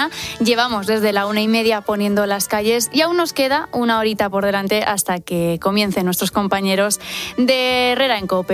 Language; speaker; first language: Spanish; native; Spanish